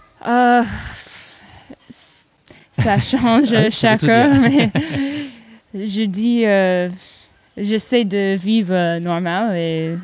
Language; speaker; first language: French; non-native, learner; English